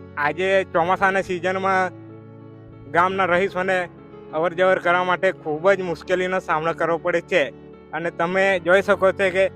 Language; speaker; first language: Gujarati; non-native, local second language; Kukna